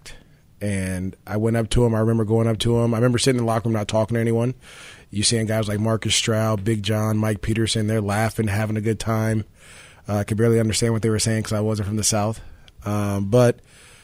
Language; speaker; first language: English; native; English